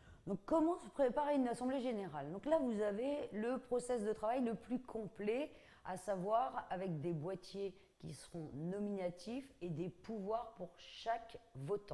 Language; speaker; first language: French; native; French